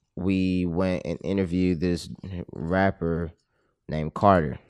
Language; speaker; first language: English; native; English